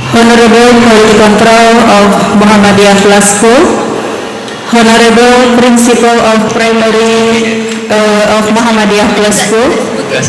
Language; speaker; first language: English; non-native, learner; Indonesian